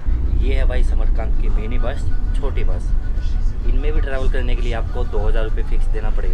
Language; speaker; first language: Hindi; native; Hindi